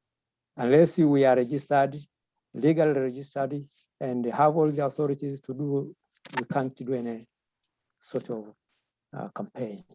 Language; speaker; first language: English; non-native, local second language; Swahili